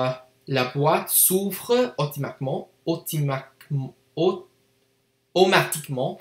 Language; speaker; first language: French; non-native, learner; English